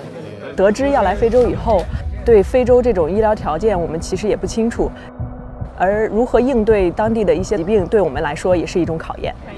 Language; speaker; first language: Chinese; native; Chinese